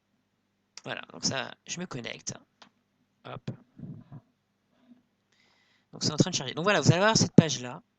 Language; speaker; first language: French; native; French